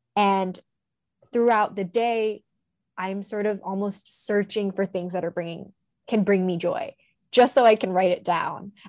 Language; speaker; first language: English; non-native, local second language; Japanese